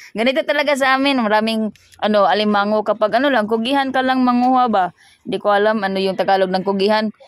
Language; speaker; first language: Filipino; non-native, local second language; Cebuano